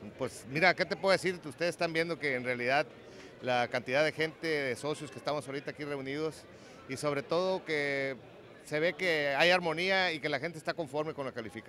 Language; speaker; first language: Spanish; native; Spanish